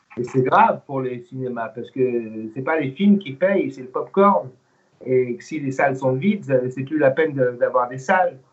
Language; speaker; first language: French; non-native, fluent; English